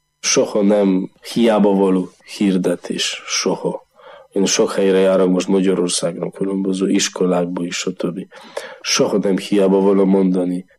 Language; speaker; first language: Hungarian; non-native, learner; Polish